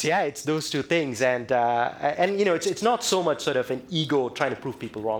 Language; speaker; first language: English; non-native, local second language; Tamil